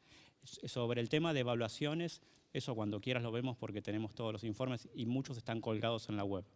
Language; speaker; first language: Spanish; native; Spanish